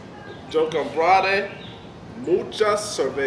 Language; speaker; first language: Spanish; non-native, learner; English